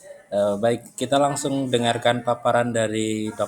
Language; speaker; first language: Indonesian; native; Indonesian